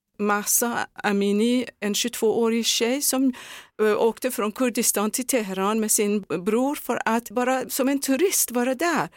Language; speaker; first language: Swedish; non-native, fluent; Persian